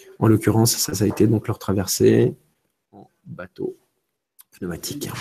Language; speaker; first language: French; early bilingual, other home language; Romanian